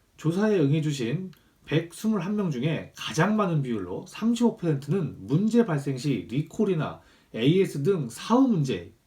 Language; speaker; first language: Korean; native; Korean